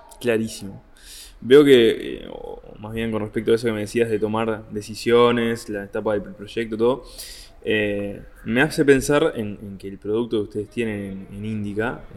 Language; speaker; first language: Spanish; native; Spanish